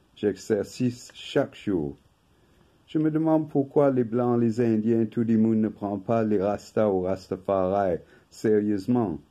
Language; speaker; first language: French; non-native, fluent; English